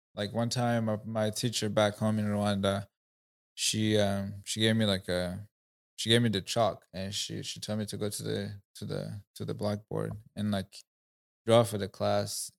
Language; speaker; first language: English; non-native, local second language; Kinyarwanda